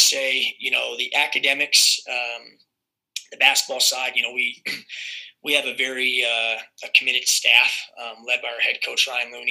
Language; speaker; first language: English; native; English